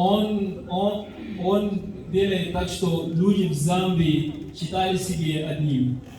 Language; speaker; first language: Russian; non-native, fluent; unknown